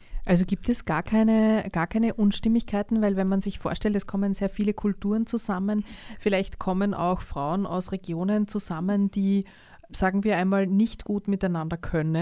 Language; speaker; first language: German; native; German